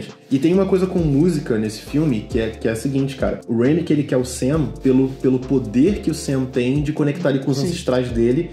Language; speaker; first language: Portuguese; native; Portuguese